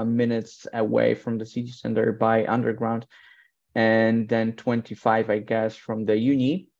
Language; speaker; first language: English; non-native, fluent; Polish